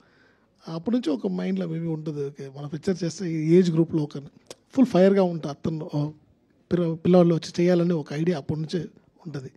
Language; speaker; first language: Telugu; non-native, learner; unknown